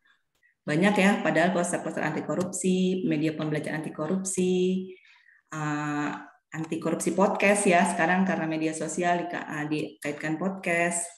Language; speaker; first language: Indonesian; native; Indonesian